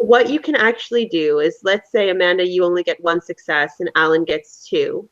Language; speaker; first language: English; native; English